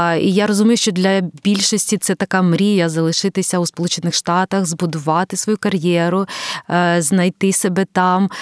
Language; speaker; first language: Ukrainian; native; Ukrainian